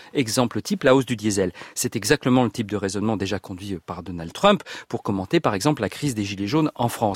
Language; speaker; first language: French; native; French